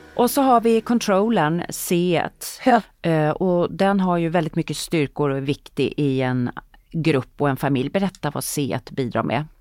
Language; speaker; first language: Swedish; native; Swedish